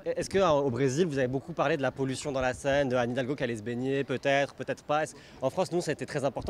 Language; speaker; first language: French; native; French